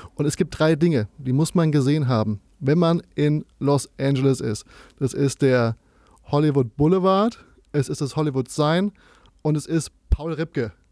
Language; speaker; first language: German; native; German